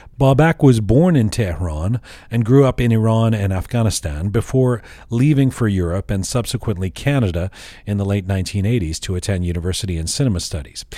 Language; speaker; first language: English; early bilingual, other home language; Persian